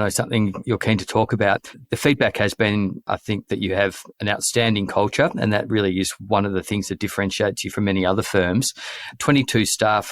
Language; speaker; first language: English; native; English